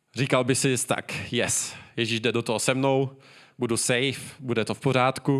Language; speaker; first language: Czech; native; Czech